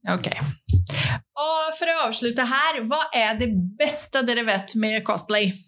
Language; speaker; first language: Norwegian; non-native, fluent; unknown